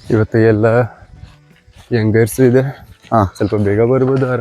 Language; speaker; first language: Kannada; non-native, local second language; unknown